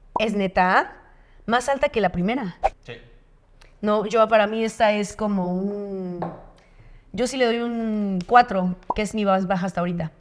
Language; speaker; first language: Spanish; native; Spanish